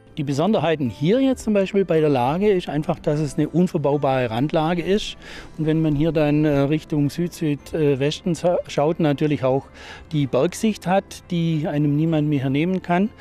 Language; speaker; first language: German; native; German